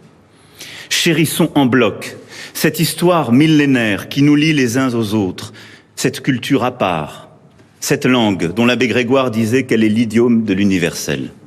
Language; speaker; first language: French; native; French